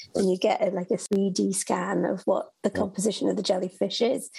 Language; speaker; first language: English; native; English